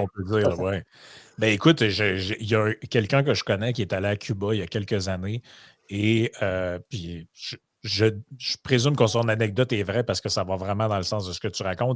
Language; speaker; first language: French; native; French